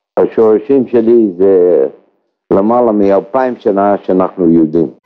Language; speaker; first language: Hebrew; non-native, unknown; English